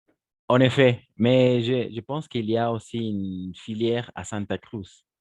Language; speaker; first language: French; non-native, fluent; Spanish